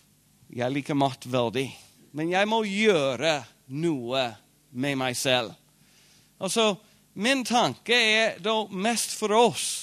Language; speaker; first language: Norwegian; non-native, fluent; English